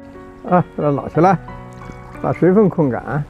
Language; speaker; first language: Chinese; native; Chinese